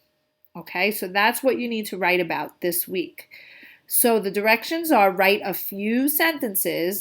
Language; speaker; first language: English; native; English